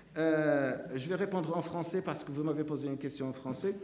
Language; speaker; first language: French; non-native, local second language; Arabic